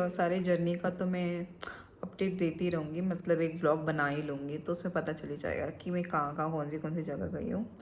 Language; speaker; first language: Hindi; non-native, local second language; Kannada